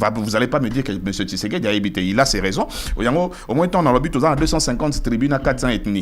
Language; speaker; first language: French; non-native, local second language; Lingala